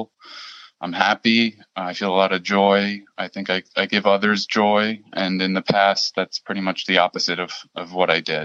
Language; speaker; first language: English; early bilingual, other home language; German